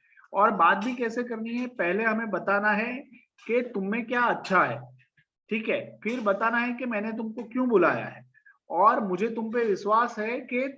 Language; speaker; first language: Hindi; native; Hindi